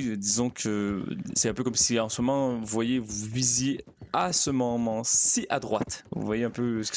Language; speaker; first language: French; native; French